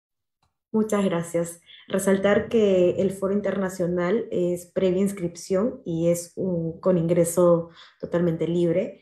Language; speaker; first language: Spanish; native; Spanish